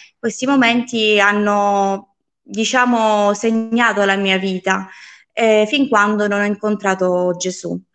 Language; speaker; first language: Italian; early bilingual, other home language; Polish